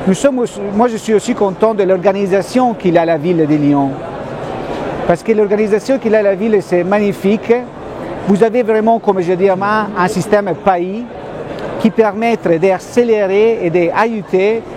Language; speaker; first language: French; non-native, fluent; Italian